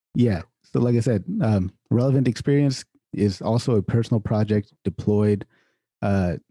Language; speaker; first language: English; early bilingual, other home language; Hindi